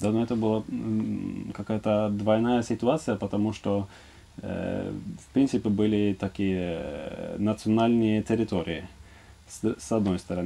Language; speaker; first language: Russian; non-native, fluent; Norwegian